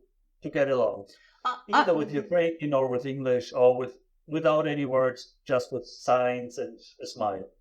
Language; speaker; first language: English; non-native, fluent; German